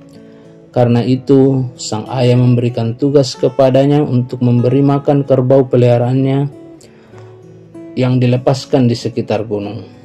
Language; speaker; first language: Indonesian; native; Indonesian